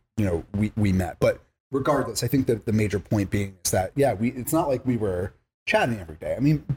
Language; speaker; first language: English; native; English